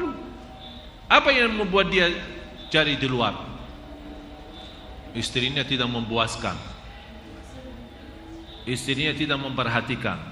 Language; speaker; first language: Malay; non-native, fluent; Arabic